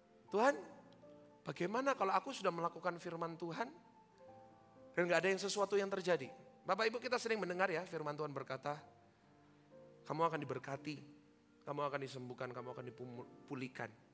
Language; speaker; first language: Indonesian; native; Indonesian